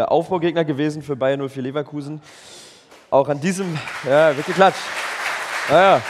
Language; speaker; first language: German; native; German